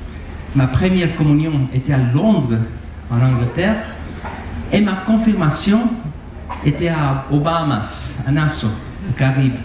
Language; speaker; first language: French; non-native, fluent; Spanish